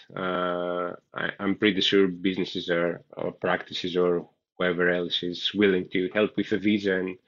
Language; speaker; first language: English; non-native, fluent; Greek